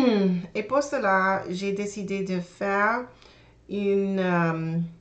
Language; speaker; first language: French; non-native, learner; English